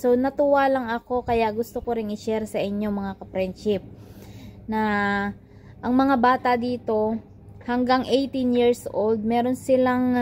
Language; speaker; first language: Filipino; native; Filipino